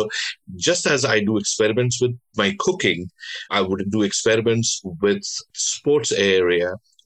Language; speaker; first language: English; non-native, local second language; Bangla